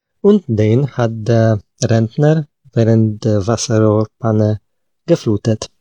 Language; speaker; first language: German; non-native, fluent; Polish